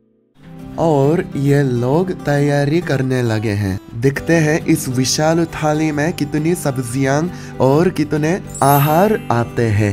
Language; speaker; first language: Hindi; non-native, fluent; Japanese